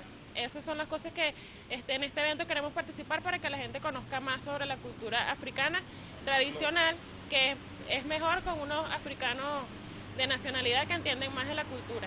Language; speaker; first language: Spanish; native; Spanish